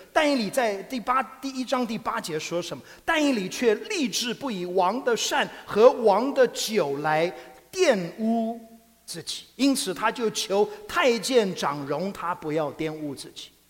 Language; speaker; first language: Chinese; non-native, fluent; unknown